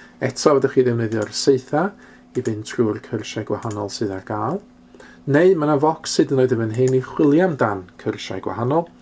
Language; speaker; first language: Welsh; non-native, local second language; English